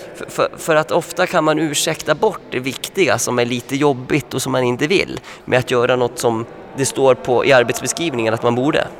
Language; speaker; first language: Swedish; native; Swedish